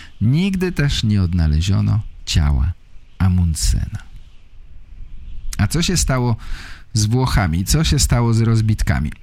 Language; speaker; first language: Polish; native; Polish